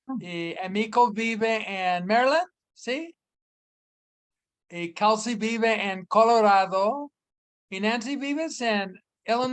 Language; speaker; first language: Spanish; non-native, fluent; English